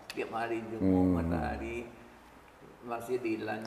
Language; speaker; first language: Indonesian; early bilingual, other home language; Min Nan Chinese